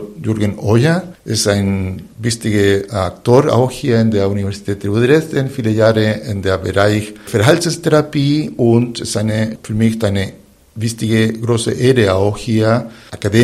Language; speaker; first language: German; non-native, fluent; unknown